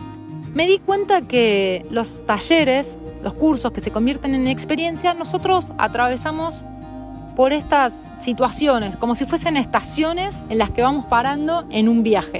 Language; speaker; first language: Spanish; native; Spanish